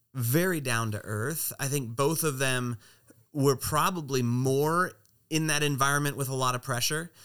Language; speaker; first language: English; native; English